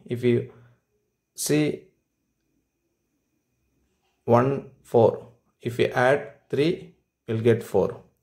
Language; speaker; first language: English; non-native, local second language; Tamil